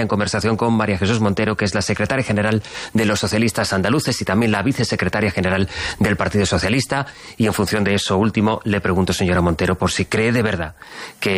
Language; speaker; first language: Spanish; native; Spanish